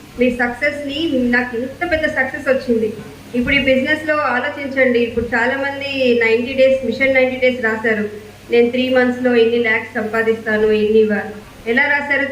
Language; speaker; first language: Telugu; native; Telugu